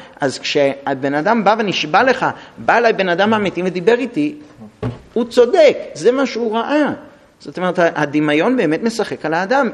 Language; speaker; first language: Hebrew; non-native, fluent; English